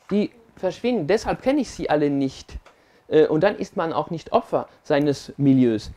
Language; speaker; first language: German; non-native, fluent; French